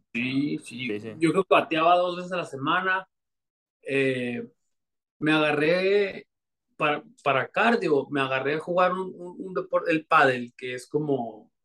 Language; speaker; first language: Spanish; native; Spanish